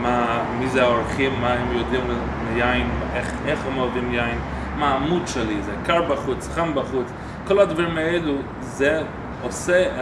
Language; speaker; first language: Hebrew; non-native, fluent; English